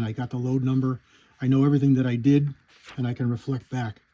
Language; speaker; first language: English; native; English